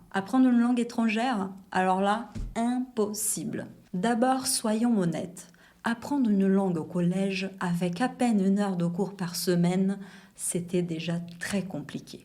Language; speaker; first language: French; non-native, fluent; Portuguese